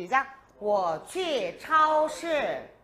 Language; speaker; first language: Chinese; non-native, fluent; Korean